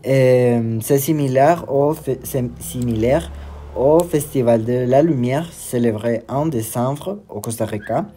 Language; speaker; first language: French; non-native, learner; Spanish